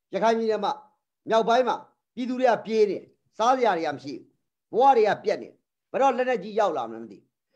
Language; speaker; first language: Burmese; non-native, local second language; Rohingya